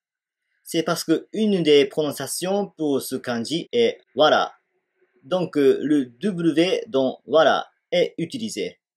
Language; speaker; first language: French; non-native, fluent; Japanese